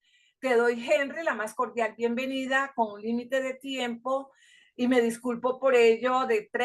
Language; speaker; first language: Spanish; native; Spanish